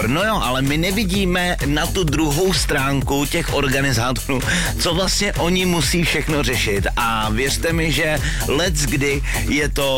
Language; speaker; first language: Czech; native; Czech